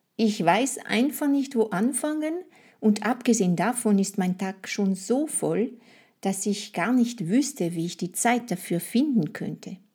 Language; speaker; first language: German; non-native, fluent; French